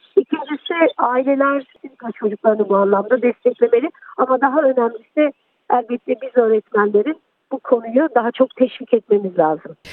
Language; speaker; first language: Turkish; native; Turkish